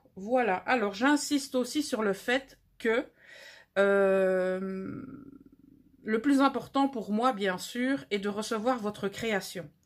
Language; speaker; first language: French; native; French